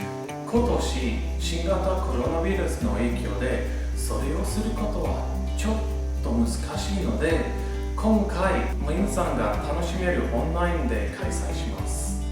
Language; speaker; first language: Japanese; non-native, fluent; English